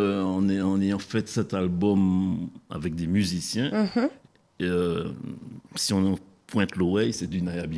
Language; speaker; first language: French; native; French